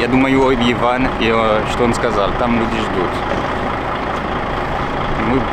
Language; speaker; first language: Russian; non-native, learner; French